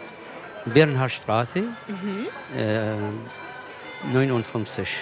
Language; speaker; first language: German; non-native, learner; Kurdish